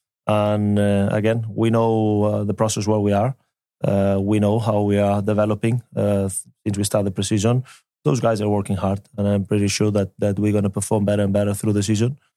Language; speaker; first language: English; non-native, fluent; Spanish